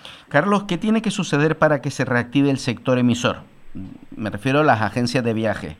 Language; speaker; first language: Spanish; native; Spanish